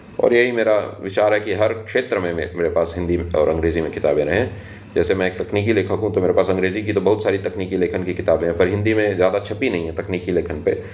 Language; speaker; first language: Hindi; native; Hindi